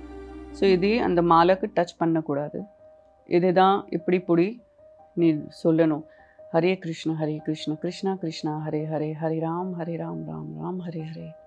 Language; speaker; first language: Tamil; non-native, local second language; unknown